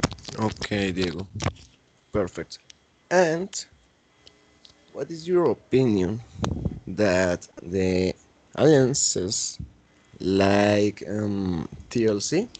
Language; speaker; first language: English; non-native, learner; Spanish